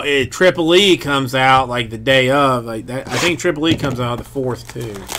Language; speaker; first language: English; native; English